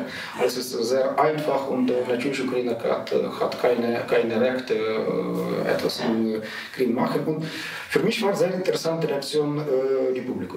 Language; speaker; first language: German; non-native, learner; Ukrainian